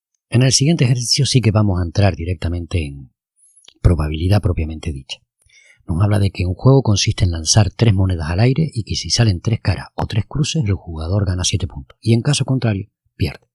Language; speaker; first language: Spanish; native; Spanish